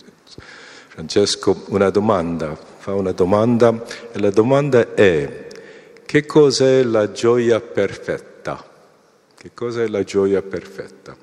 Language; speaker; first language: Italian; non-native, fluent; Korean